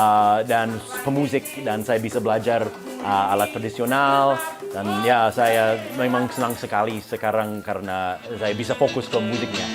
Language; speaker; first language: Indonesian; non-native, fluent; English